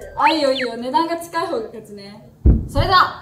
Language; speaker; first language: Japanese; native; Japanese